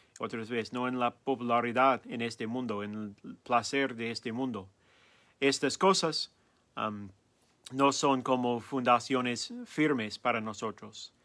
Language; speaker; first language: Spanish; non-native, learner; English